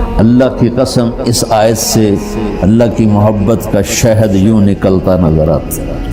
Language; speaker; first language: Urdu; non-native, local second language; Punjabi